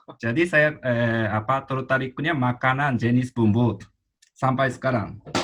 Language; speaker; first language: Indonesian; non-native, fluent; Japanese